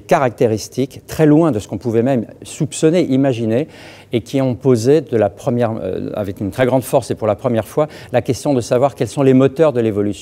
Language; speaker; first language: French; native; French